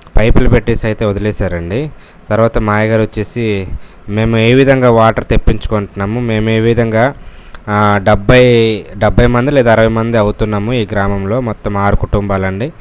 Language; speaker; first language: Telugu; native; Telugu